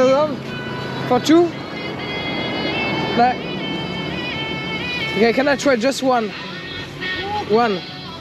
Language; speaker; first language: English; non-native, learner; French